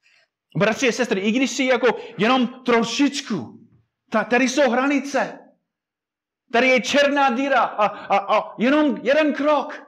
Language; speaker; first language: Czech; non-native, fluent; English